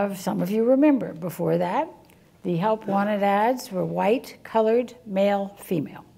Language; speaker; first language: English; native; English